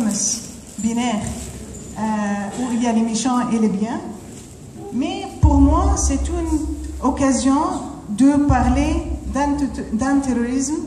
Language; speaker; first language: French; non-native, fluent; Arabic